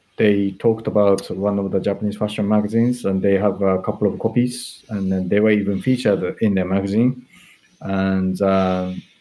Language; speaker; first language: English; non-native, fluent; Japanese